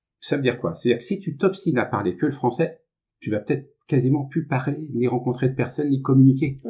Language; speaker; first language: French; native; French